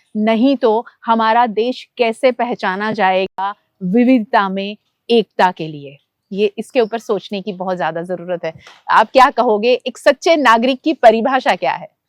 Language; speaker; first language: Hindi; non-native, local second language; Gujarati